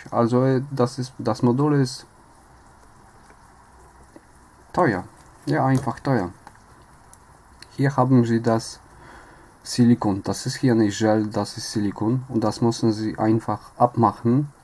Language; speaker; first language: German; non-native, learner; Polish